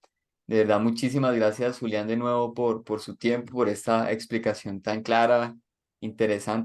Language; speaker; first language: Spanish; native; Spanish